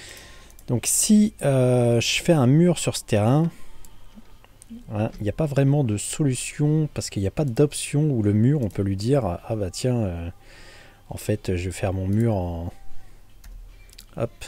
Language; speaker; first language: French; native; French